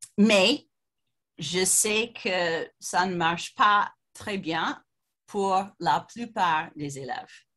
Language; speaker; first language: French; non-native, fluent; English